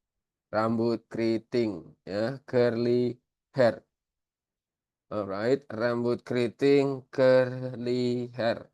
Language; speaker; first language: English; non-native, learner; Indonesian